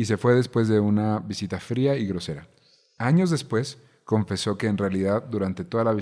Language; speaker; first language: Spanish; native; Spanish